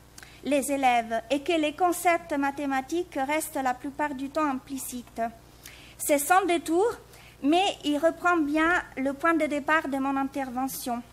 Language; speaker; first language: French; native; French